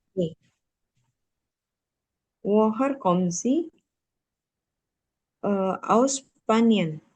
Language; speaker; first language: German; non-native, learner; Indonesian